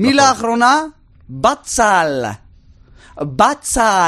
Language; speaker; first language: Hebrew; native; Hebrew